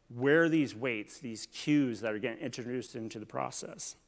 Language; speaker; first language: English; native; English